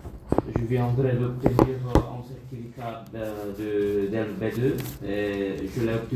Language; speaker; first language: French; non-native, learner; Bulgarian